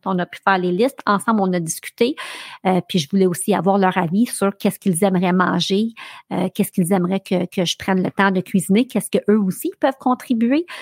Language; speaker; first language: French; native; French